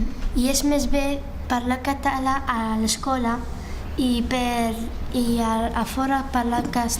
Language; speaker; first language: Catalan; early bilingual, other home language; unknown